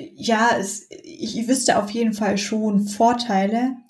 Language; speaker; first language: German; native; German